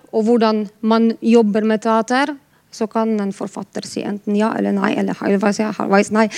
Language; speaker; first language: Norwegian; non-native, fluent; Polish